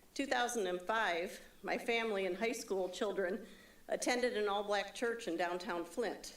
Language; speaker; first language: English; native; English